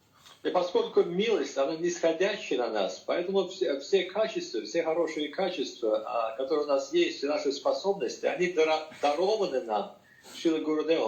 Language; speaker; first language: Russian; native; Russian